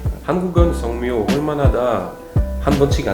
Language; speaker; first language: Korean; non-native, learner; French